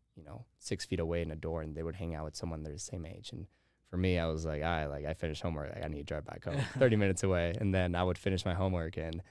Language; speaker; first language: English; early bilingual, heritage; Spanish